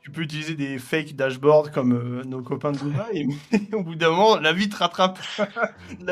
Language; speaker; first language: French; native; French